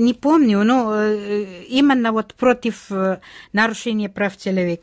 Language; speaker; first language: Russian; non-native, local second language; Uzbek